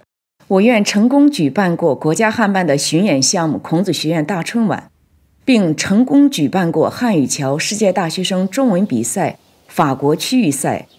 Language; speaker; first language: Chinese; native; Chinese